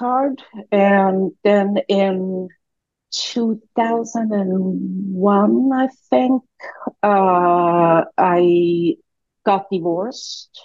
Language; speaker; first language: English; non-native, fluent; Swiss German